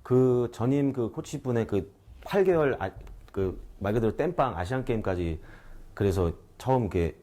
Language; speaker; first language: Korean; native; Korean